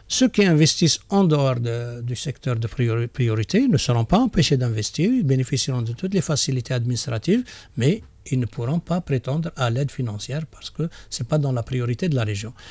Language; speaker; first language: French; non-native, local second language; Arabic